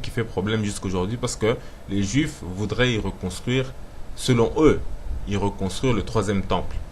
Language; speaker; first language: French; non-native, local second language; Lingala